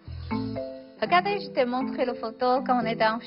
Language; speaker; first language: French; non-native, fluent; Chinese